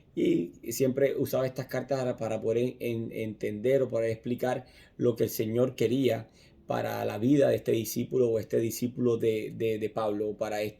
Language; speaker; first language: Spanish; native; Spanish